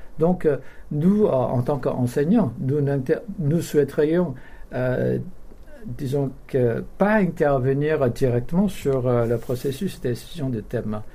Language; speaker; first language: French; non-native, fluent; Korean